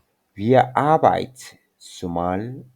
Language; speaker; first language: German; non-native, learner; Turkish